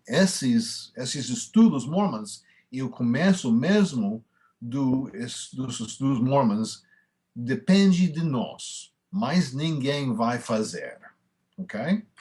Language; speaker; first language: Portuguese; non-native, fluent; English